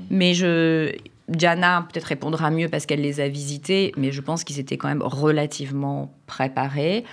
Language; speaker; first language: French; native; French